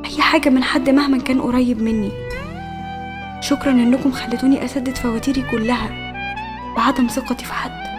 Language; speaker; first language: Arabic; native; Arabic